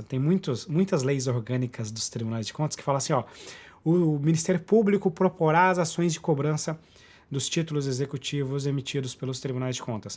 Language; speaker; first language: Portuguese; native; Portuguese